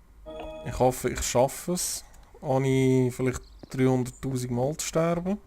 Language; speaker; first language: German; native; German